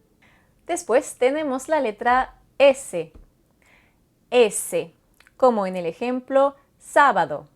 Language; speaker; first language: Spanish; non-native, fluent; French